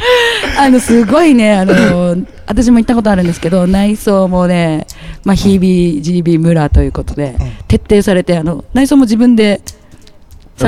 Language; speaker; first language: Japanese; native; Japanese